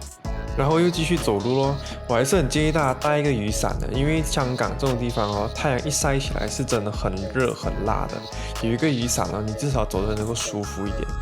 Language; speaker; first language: Chinese; native; Chinese